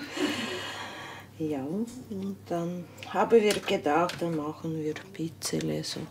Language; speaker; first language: German; non-native, learner; Ukrainian